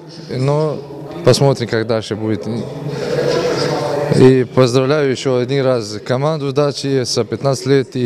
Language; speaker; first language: Russian; non-native, learner; Serbian